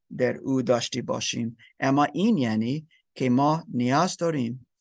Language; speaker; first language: Persian; non-native, learner; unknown